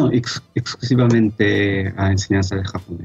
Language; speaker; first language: Spanish; non-native, fluent; Japanese